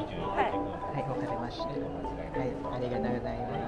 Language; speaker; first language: Japanese; non-native, learner; Filipino